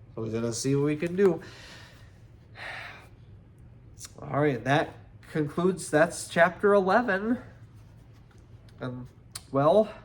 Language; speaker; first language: English; native; English